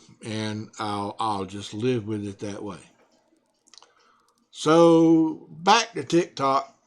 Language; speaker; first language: English; native; English